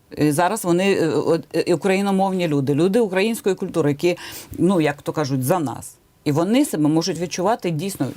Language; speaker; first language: Ukrainian; native; Ukrainian